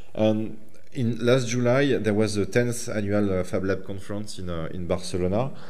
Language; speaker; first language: English; non-native, fluent; French